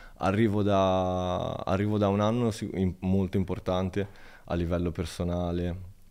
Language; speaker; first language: Italian; native; Italian